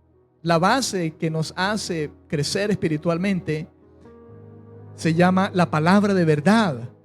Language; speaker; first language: Spanish; native; Spanish